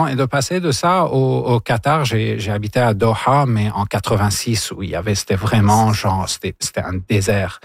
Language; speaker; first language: French; non-native, local second language; Arabic